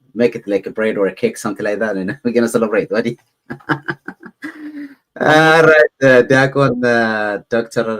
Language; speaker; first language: English; non-native, learner; Amharic